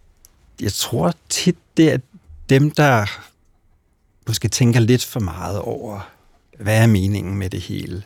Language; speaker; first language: Danish; native; Danish